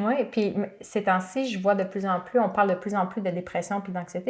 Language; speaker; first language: French; native; French